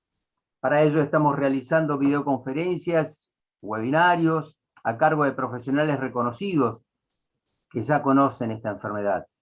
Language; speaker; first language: Spanish; native; Spanish